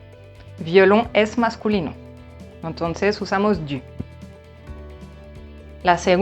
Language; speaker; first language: Spanish; non-native, fluent; French